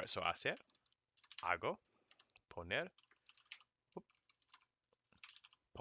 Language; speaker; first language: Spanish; non-native, fluent; English